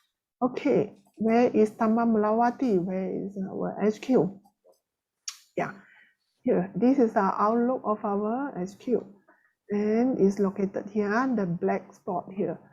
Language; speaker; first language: English; non-native, local second language; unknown